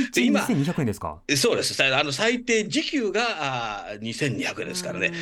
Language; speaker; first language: Japanese; native; Japanese